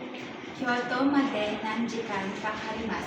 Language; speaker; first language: Japanese; non-native, learner; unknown